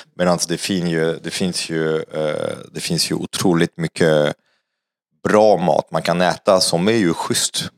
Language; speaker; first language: Swedish; non-native, fluent; French